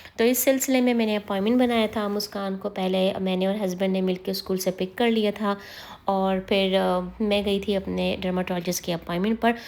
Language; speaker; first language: Urdu; native; Urdu